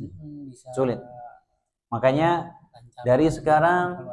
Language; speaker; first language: Indonesian; native; Indonesian